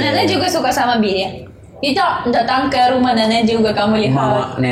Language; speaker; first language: Indonesian; non-native, learner; Russian